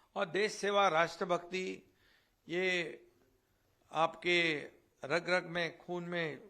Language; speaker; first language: Hindi; non-native, local second language; Marathi